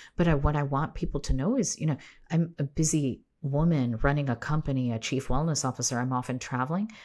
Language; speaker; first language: English; native; English